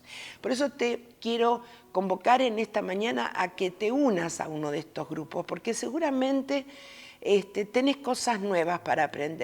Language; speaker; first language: Spanish; native; Spanish